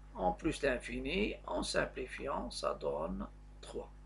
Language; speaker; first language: French; non-native, local second language; Arabic